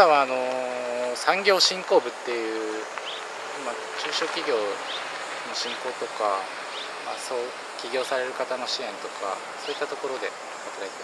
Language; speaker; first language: Japanese; native; Japanese